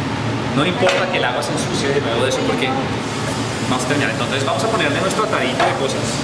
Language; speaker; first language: Spanish; native; Spanish